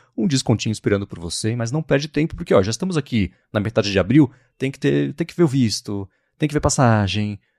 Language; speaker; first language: Portuguese; native; Portuguese